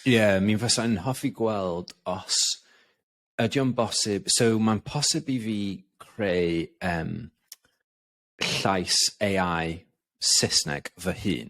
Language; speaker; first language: Welsh; non-native, local second language; English